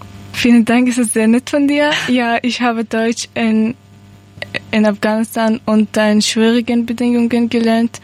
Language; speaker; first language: German; non-native, learner; Persian